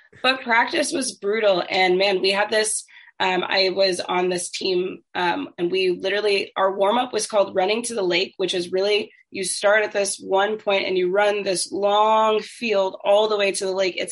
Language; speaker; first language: English; native; English